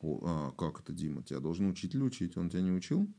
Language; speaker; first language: Russian; native; Russian